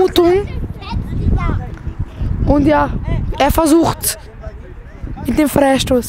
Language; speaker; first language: German; non-native, learner; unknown